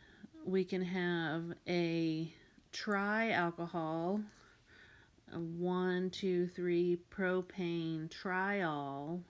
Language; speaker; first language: English; native; English